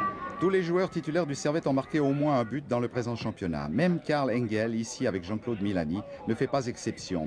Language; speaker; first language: French; native; French